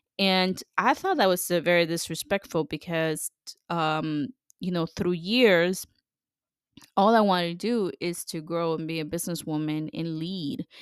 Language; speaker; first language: English; non-native, fluent; Spanish